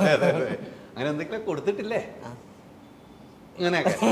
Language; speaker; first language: Malayalam; native; Malayalam